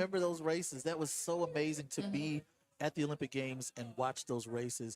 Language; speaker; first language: English; native; English